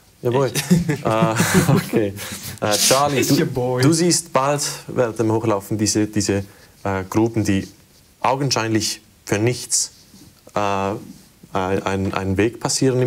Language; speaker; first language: German; native; German